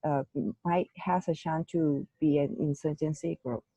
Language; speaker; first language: English; non-native, learner; Thai